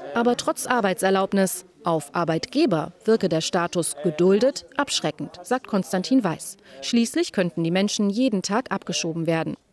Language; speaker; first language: German; native; German